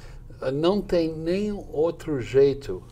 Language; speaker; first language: Portuguese; non-native, fluent; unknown